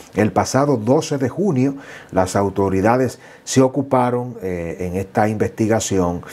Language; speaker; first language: Spanish; native; Spanish